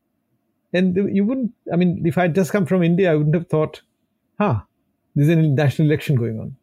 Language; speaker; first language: English; non-native, local second language; Bangla